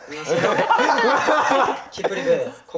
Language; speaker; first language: Korean; non-native, fluent; Japanese